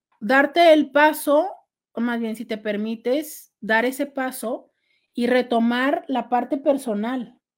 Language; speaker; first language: Spanish; native; Spanish